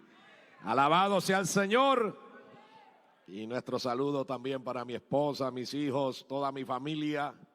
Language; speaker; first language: Spanish; native; Spanish